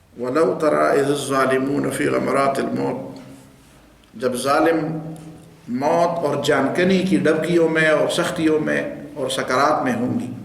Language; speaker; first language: Urdu; non-native, local second language; Pashto